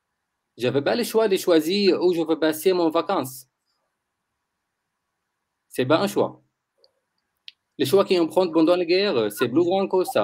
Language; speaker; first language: French; non-native, learner; Arabic